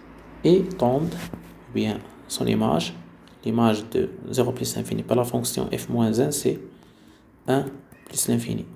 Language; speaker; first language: French; non-native, local second language; Arabic